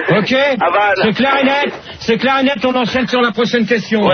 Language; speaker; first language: French; native; French